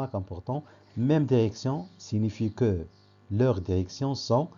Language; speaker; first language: French; non-native, local second language; Arabic